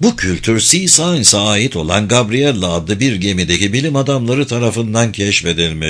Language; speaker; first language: Turkish; native; Turkish